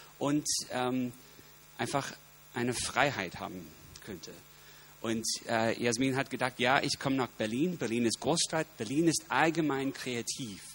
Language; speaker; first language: German; non-native, fluent; English